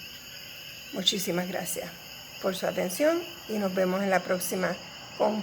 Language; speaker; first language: Spanish; native; Spanish